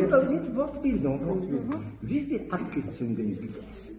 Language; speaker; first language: German; non-native, learner; French